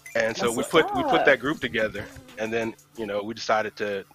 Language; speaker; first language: English; native; English